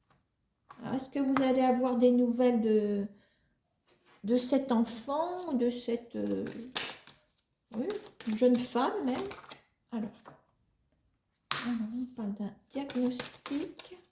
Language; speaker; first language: French; native; French